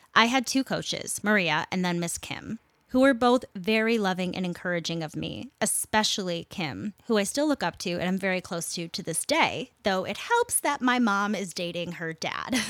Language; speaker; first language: English; native; English